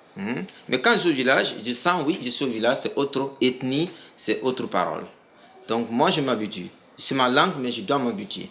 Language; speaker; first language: French; non-native, local second language; Mandingo